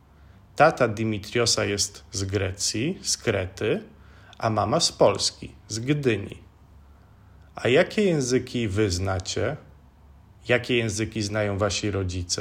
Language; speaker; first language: Polish; non-native, fluent; Czech